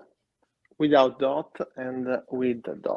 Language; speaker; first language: English; non-native, learner; Italian